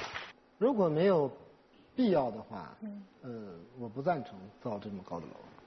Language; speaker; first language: Chinese; native; Chinese